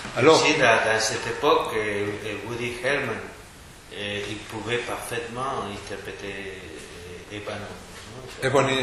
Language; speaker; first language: French; non-native, fluent; Spanish